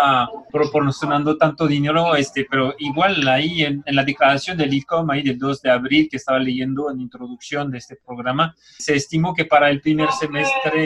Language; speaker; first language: Spanish; native; Spanish